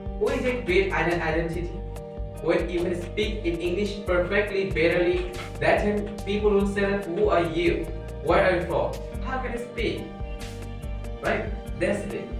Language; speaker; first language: English; non-native, local second language; Bangla